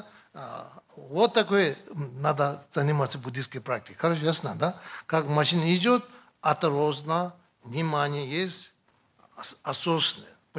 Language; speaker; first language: Russian; non-native, learner; Tibetan